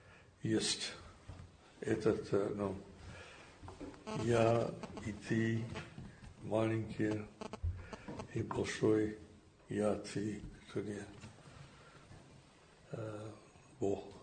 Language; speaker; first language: Russian; non-native, fluent; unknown